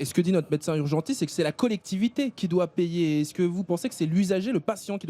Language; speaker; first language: French; native; French